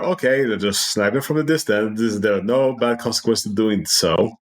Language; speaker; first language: English; non-native, fluent; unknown